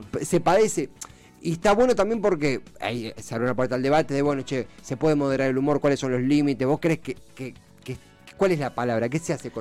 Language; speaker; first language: Spanish; native; Spanish